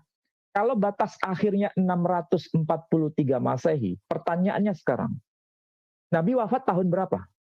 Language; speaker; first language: Indonesian; native; Indonesian